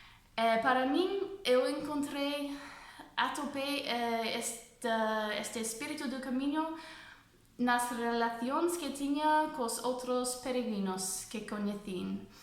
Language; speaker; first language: Portuguese; non-native, fluent; English